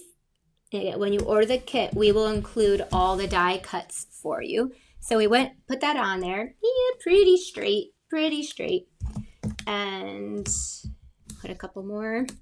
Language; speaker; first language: English; native; English